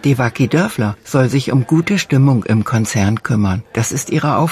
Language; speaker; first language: German; native; German